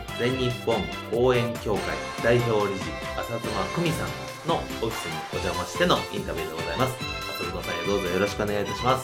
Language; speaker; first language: Japanese; native; Japanese